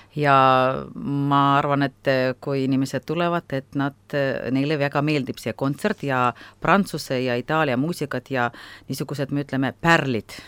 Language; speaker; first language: Estonian; non-native, local second language; Russian